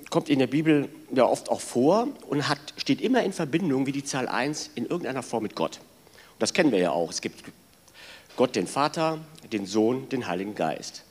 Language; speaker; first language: German; native; German